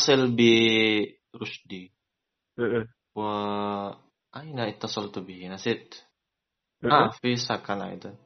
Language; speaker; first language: Arabic; non-native, fluent; Indonesian